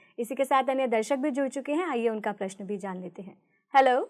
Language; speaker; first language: Hindi; native; Hindi